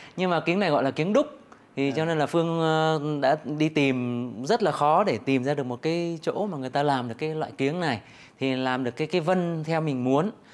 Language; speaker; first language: Vietnamese; native; Vietnamese